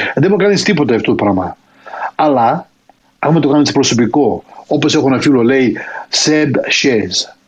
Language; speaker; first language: Greek; early bilingual, heritage; Greek